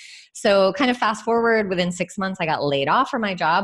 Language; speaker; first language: English; native; English